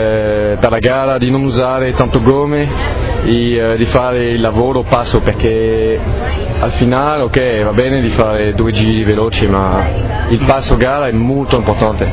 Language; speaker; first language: Italian; non-native, learner; French